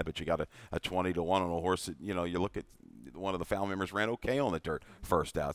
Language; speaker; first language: English; native; English